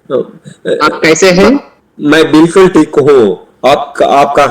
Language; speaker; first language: Hindi; non-native, learner; Telugu